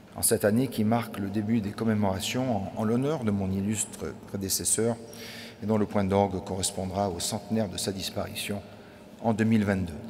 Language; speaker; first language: French; native; French